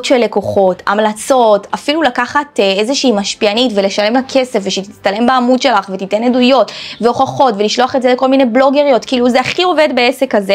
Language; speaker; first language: Hebrew; native; Hebrew